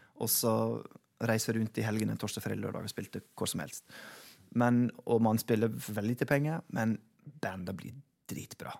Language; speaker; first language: Norwegian; non-native, fluent; English